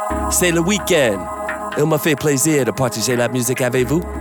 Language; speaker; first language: French; non-native, learner; English